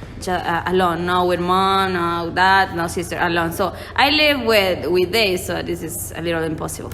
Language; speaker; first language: English; non-native, learner; Spanish